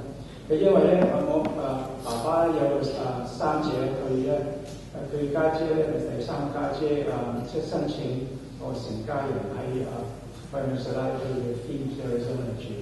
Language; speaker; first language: Cantonese; early bilingual, heritage; Cantonese